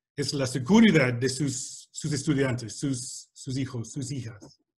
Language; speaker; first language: Spanish; non-native, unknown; English